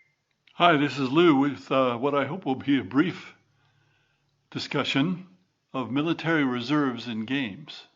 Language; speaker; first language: English; native; English